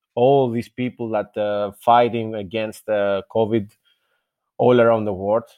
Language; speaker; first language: English; non-native, fluent; Greek